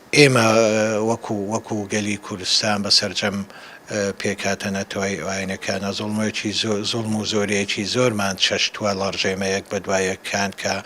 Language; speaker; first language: Central Kurdish; non-native, local second language; Assyrian Neo-Aramaic